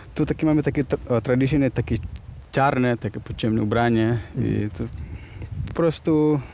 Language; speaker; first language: Polish; non-native, learner; Minangkabau